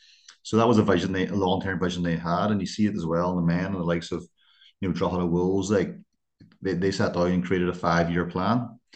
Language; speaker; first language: English; native; English